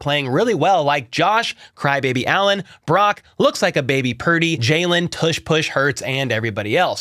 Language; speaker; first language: English; native; English